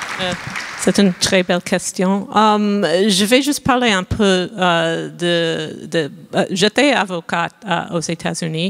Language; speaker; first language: French; non-native, fluent; English